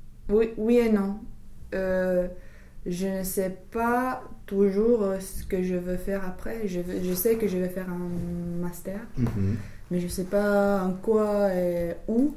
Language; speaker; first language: French; non-native, fluent; English